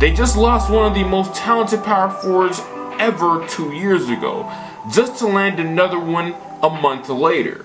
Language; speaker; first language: English; native; English